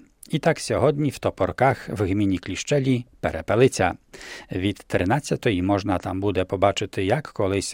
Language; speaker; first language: Ukrainian; native; Ukrainian